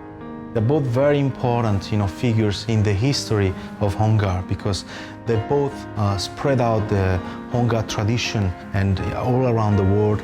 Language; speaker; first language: English; non-native, fluent; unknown